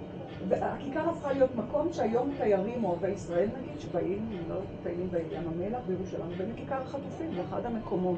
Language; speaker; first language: Hebrew; native; Hebrew